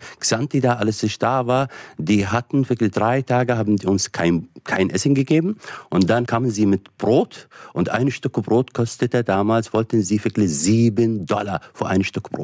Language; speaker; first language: German; non-native, fluent; Arabic